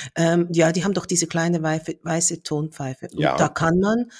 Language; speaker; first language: German; native; German